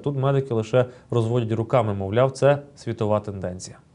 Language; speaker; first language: Ukrainian; native; Ukrainian